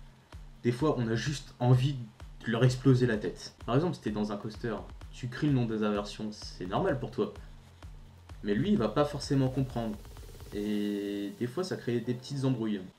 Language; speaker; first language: French; native; French